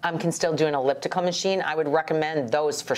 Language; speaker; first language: English; native; English